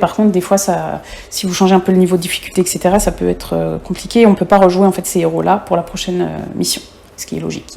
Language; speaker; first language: French; native; French